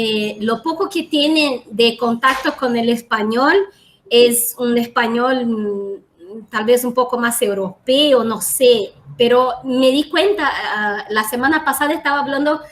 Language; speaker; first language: Spanish; non-native, fluent; Portuguese